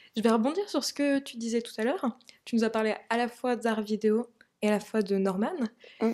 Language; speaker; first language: French; native; French